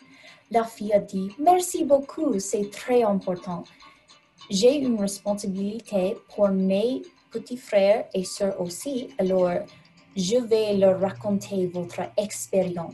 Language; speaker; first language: French; non-native, learner; English